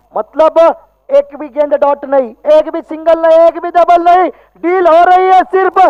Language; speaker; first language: Hindi; non-native, local second language; Marathi